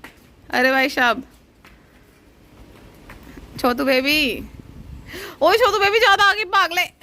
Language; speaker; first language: Hindi; native; Hindi